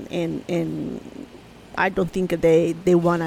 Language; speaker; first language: English; non-native, fluent; Spanish